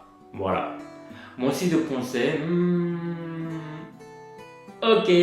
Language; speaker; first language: French; non-native, learner; Japanese